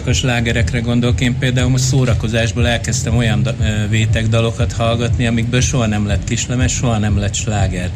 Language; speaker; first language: Hungarian; native; Hungarian